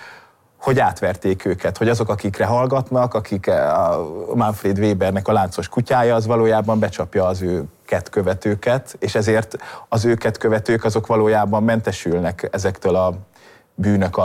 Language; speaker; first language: Hungarian; native; Hungarian